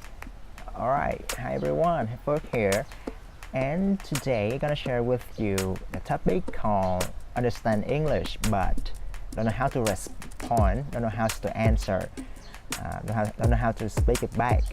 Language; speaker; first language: English; non-native, fluent; Vietnamese